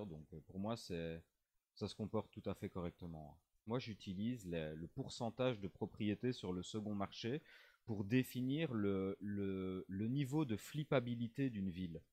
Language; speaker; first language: French; native; French